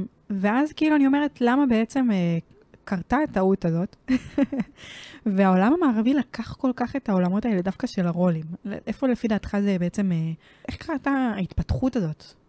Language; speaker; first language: Hebrew; native; Hebrew